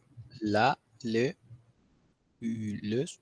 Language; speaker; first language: French; non-native, learner; Spanish